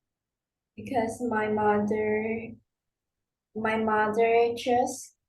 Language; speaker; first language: English; non-native, learner; Vietnamese